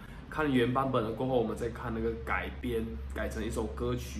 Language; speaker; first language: Chinese; native; Chinese